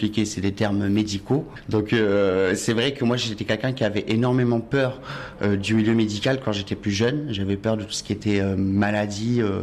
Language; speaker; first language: French; early bilingual, other home language; Latvian